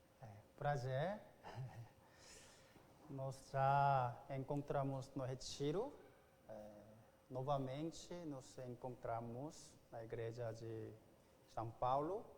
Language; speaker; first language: Portuguese; non-native, fluent; Korean